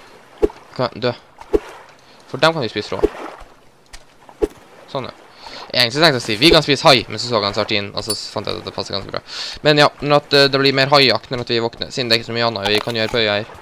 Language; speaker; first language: Norwegian; native; Norwegian